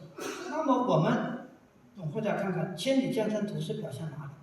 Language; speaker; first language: Chinese; native; Chinese